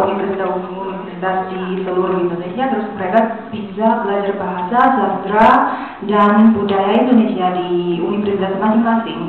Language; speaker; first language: Indonesian; non-native, fluent; Chinese